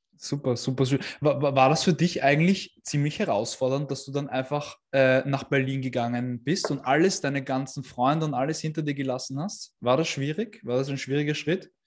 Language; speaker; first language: German; native; German